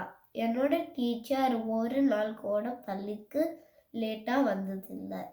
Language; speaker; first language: Tamil; early bilingual, heritage; Tamil